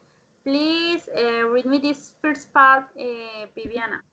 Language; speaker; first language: English; non-native, fluent; Spanish